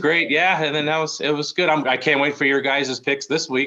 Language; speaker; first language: English; native; English